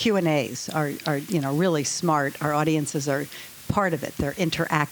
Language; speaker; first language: English; native; English